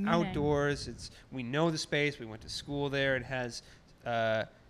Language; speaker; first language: English; native; English